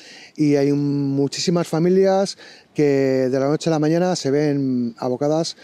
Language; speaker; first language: Spanish; native; Spanish